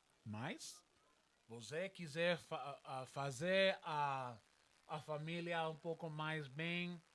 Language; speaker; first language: Portuguese; non-native, learner; Spanish